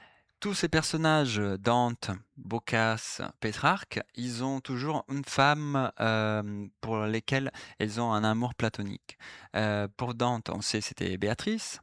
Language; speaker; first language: French; native; French